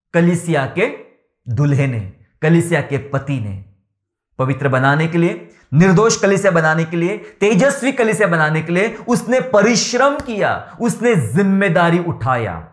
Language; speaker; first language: Hindi; non-native, local second language; Marathi